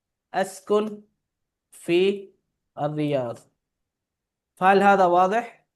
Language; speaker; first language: Arabic; non-native, fluent; Urdu